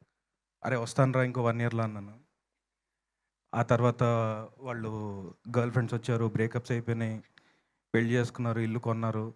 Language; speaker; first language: Telugu; native; Telugu